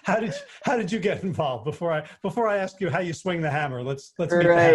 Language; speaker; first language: English; native; English